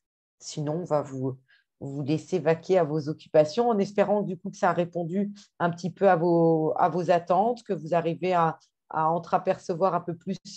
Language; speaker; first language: French; native; French